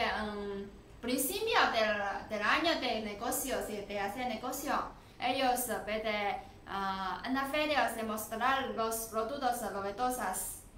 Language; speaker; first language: Spanish; non-native, learner; Chinese